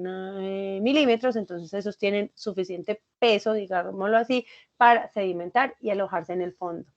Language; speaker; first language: Spanish; native; Spanish